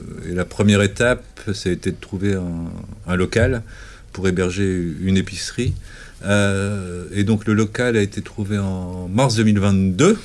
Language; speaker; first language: French; native; French